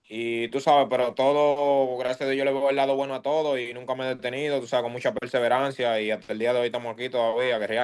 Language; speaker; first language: Spanish; native; Spanish